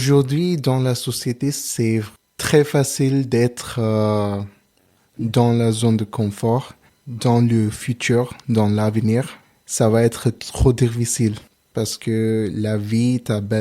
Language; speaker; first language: French; non-native, learner; Telugu